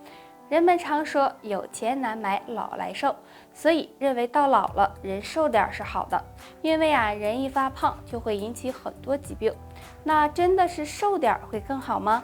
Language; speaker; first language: Chinese; native; Chinese